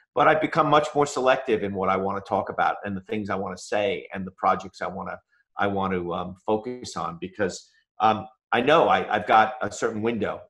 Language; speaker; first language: English; native; English